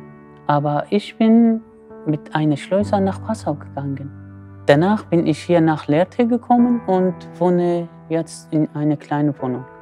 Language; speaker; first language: German; non-native, fluent; Kurdish